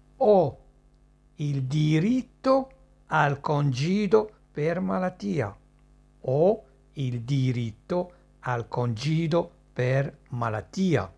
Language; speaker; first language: Italian; non-native, fluent; Arabic